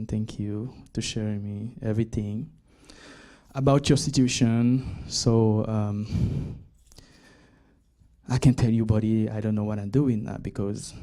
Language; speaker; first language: English; non-native, learner; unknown